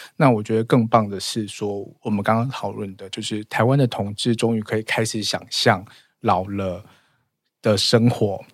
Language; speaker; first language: Chinese; native; Chinese